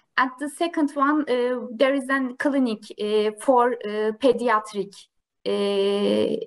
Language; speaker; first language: English; non-native, learner; Turkish